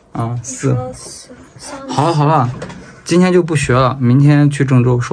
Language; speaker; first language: Chinese; native; Chinese